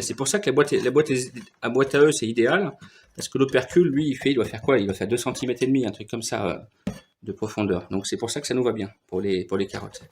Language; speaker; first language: French; native; French